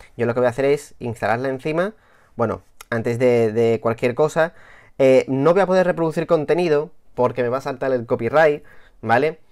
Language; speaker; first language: Spanish; native; Spanish